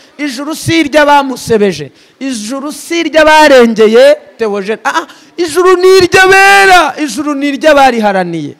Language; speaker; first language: Kinyarwanda; native; Kinyarwanda